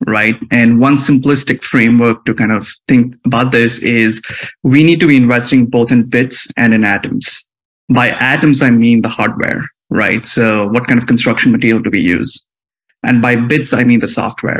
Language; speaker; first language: English; non-native, local second language; Hindi